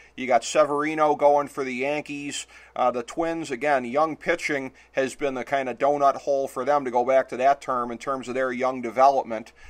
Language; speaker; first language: English; native; English